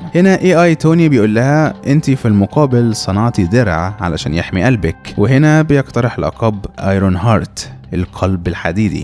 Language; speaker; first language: Arabic; native; Arabic